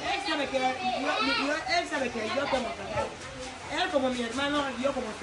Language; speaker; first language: Spanish; non-native, local second language; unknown